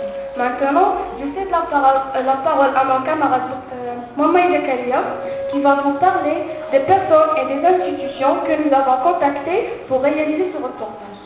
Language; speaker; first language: French; non-native, local second language; Arabic